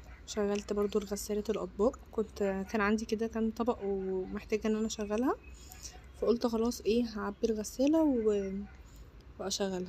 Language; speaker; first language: Arabic; native; Arabic